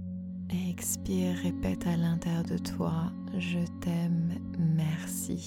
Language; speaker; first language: French; native; French